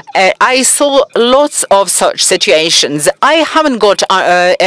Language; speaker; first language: English; non-native, fluent; Persian